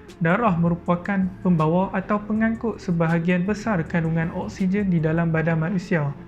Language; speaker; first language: Malay; native; Malay